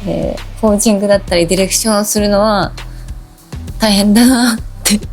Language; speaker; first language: Japanese; native; Japanese